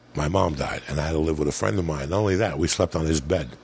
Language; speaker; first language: English; native; English